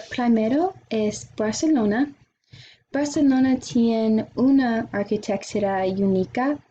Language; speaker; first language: Spanish; non-native, learner; English